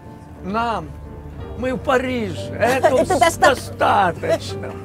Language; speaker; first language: Russian; non-native, local second language; Ukrainian